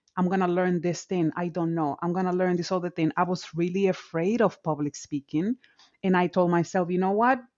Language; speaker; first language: English; non-native, fluent; Spanish